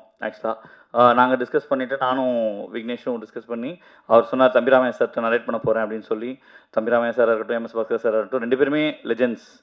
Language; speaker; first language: Tamil; native; Tamil